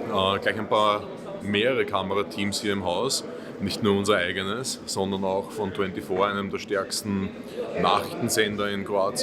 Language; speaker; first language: German; native; German